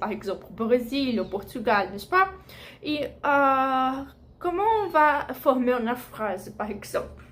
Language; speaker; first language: French; non-native, fluent; Portuguese